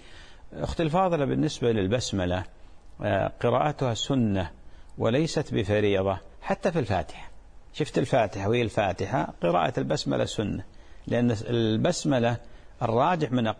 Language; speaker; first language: Arabic; native; Arabic